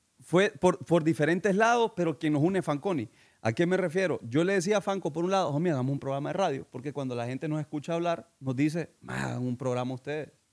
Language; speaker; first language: Spanish; native; Spanish